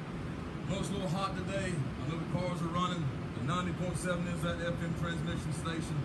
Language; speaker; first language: English; native; English